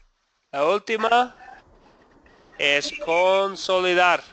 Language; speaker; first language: Spanish; non-native, fluent; English